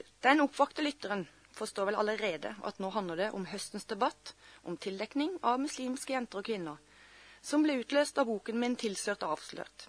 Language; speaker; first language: Norwegian; native; Norwegian